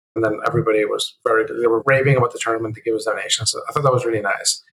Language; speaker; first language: English; early bilingual, other home language; Spanish